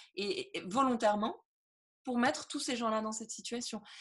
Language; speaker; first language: French; native; French